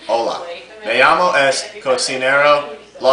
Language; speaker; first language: Spanish; non-native, learner; English